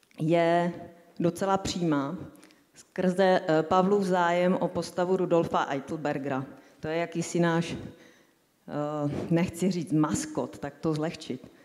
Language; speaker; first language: Czech; native; Czech